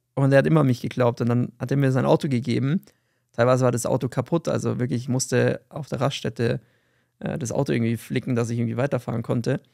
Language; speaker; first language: German; native; German